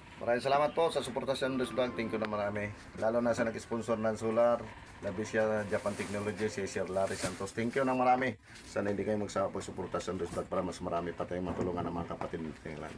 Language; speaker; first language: Filipino; non-native, local second language; Cebuano